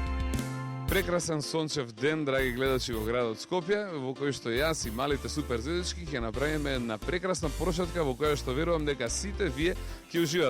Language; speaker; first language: Macedonian; native; Macedonian